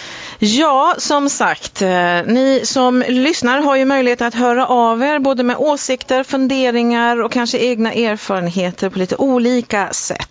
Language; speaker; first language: Swedish; native; Swedish